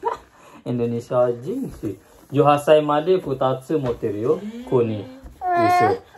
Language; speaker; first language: Japanese; non-native, learner; Indonesian